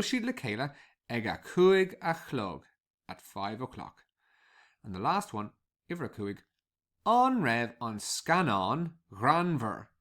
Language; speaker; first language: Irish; non-native, local second language; English